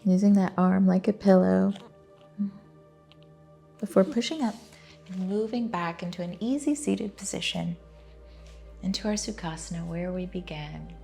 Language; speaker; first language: English; native; English